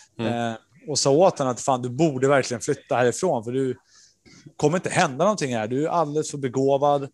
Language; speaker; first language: Swedish; early bilingual, other home language; Spanish